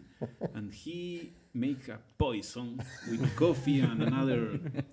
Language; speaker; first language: English; non-native, learner; Spanish